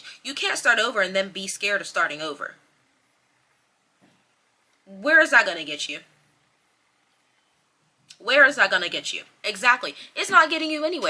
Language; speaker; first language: English; native; English